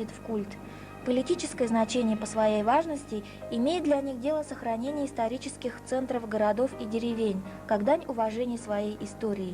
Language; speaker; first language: Russian; native; Russian